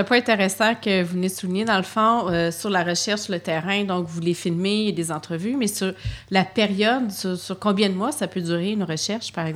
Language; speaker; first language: French; native; French